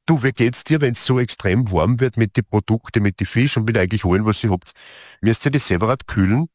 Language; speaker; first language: German; native; German